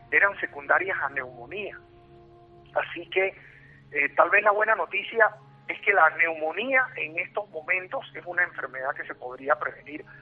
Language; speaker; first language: Spanish; native; Spanish